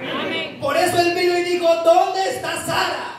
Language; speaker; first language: Spanish; native; Spanish